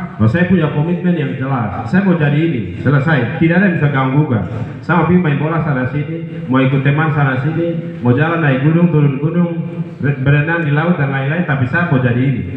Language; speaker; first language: Indonesian; non-native, local second language; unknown